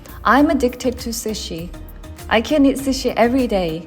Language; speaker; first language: English; non-native, fluent; Korean